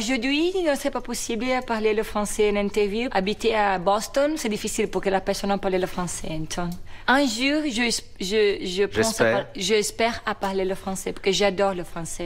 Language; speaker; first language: French; non-native, learner; Portuguese